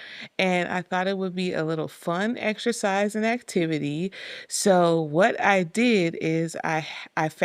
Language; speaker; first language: English; native; English